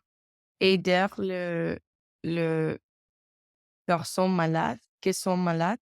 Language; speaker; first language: French; non-native, learner; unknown